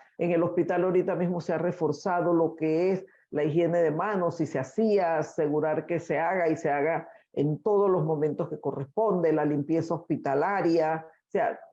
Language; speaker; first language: Spanish; native; Spanish